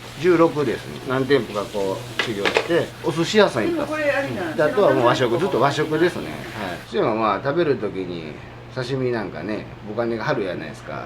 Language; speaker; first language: Japanese; native; Japanese